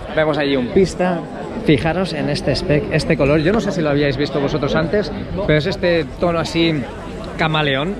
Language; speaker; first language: Spanish; native; Spanish